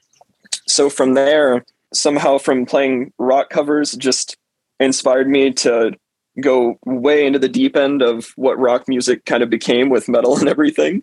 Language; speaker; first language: English; native; English